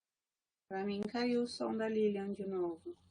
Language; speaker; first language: Portuguese; native; Portuguese